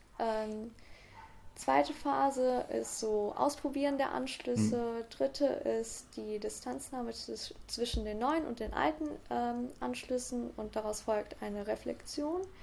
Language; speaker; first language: German; native; German